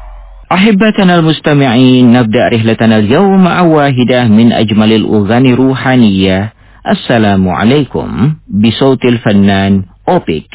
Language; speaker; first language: Arabic; non-native, fluent; Indonesian